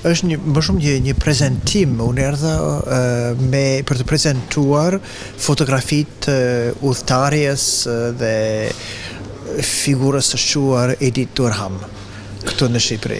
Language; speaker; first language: Albanian; non-native, fluent; English